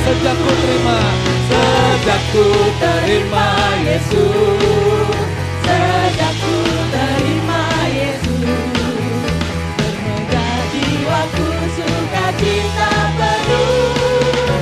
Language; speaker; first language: Indonesian; native; Indonesian